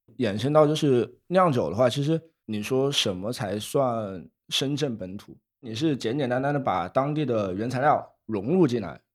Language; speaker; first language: Chinese; native; Chinese